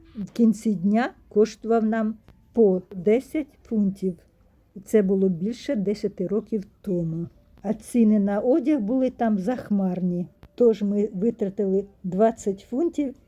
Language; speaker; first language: Ukrainian; native; Ukrainian